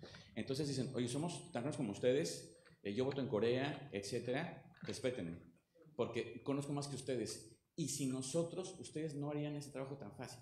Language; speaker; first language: Spanish; native; Spanish